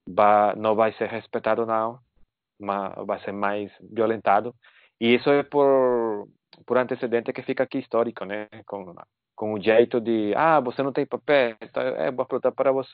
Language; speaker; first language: Portuguese; non-native, fluent; Spanish